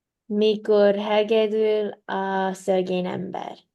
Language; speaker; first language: Hungarian; non-native, learner; English